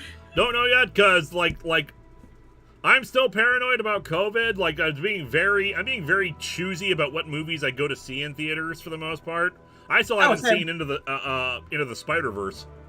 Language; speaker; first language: English; native; English